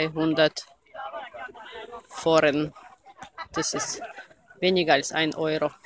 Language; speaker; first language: German; non-native, learner; Russian